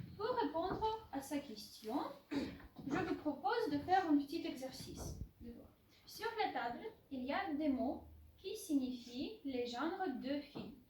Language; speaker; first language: French; non-native, fluent; Ukrainian